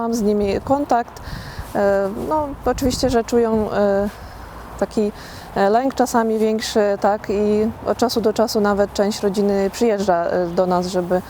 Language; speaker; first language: Polish; non-native, fluent; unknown